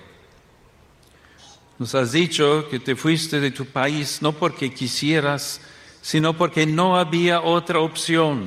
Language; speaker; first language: Spanish; non-native, fluent; English